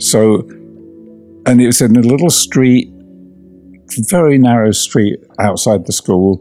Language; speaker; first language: English; native; English